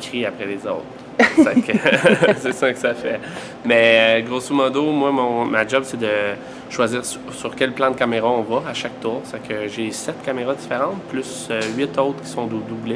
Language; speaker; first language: French; native; French